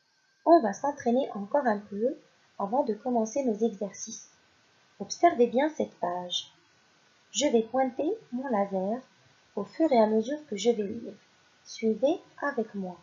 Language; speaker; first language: French; non-native, local second language; Arabic